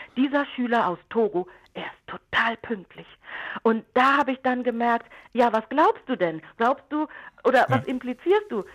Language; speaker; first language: German; native; German